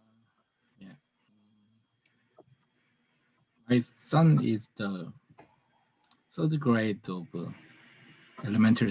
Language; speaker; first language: English; non-native, learner; Korean